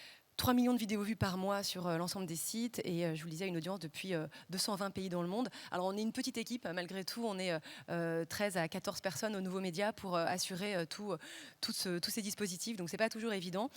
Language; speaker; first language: French; native; French